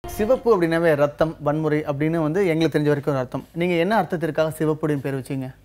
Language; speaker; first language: Tamil; native; Tamil